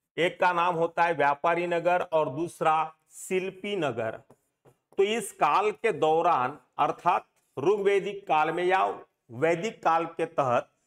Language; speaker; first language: Hindi; non-native, local second language; Marathi